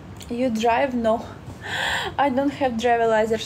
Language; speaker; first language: English; non-native, learner; Russian